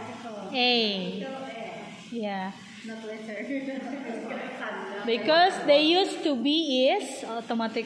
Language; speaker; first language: English; non-native, fluent; Indonesian